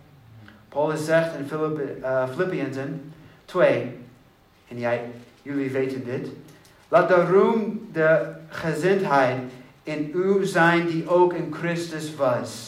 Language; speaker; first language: Dutch; non-native, learner; English